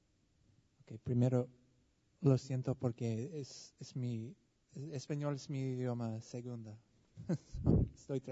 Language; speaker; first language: Spanish; non-native, learner; English